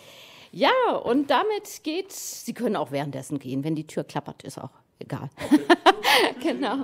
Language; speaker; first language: German; native; German